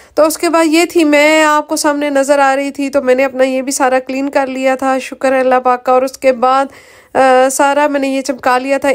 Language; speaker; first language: Urdu; non-native, local second language; Punjabi